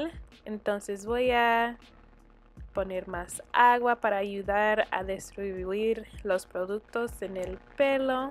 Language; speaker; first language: Spanish; early bilingual, heritage; Spanish